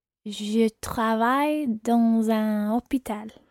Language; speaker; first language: French; non-native, learner; English